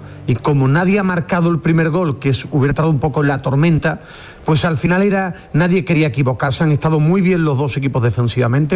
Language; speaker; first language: Spanish; native; Spanish